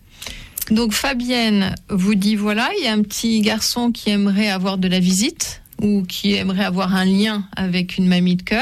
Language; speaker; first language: French; native; French